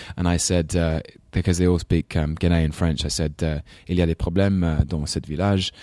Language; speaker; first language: English; native; English